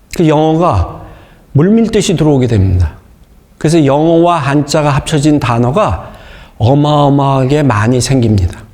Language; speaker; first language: Korean; native; Korean